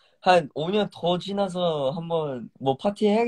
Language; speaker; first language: Korean; early bilingual, heritage; English